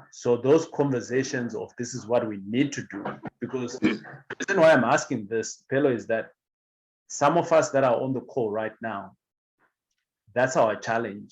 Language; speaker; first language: English; non-native, local second language; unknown